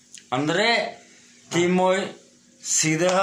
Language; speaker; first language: Russian; non-native, learner; Uzbek